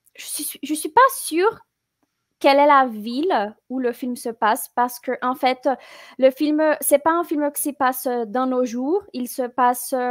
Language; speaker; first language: French; non-native, fluent; Portuguese